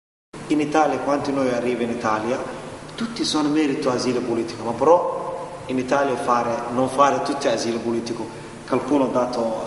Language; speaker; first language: Italian; non-native, learner; Somali